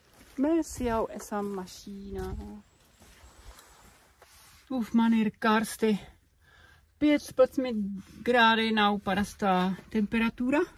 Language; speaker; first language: Latvian; non-native, learner; Czech